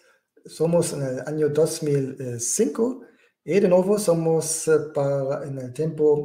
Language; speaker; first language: Spanish; non-native, fluent; German